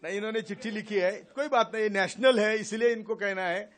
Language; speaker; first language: Hindi; non-native, local second language; Marathi